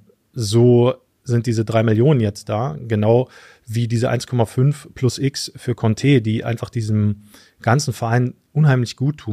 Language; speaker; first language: German; native; German